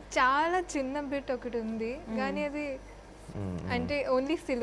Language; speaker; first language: Telugu; non-native, fluent; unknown